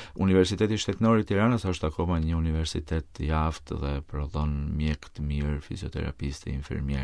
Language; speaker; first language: Albanian; native; Albanian